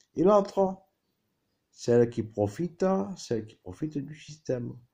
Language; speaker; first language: French; native; French